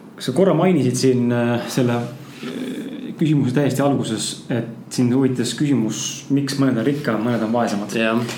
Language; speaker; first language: Estonian; native; Estonian